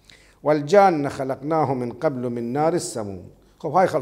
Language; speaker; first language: Arabic; native; Arabic